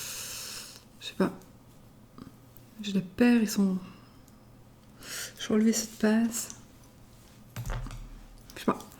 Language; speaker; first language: French; native; French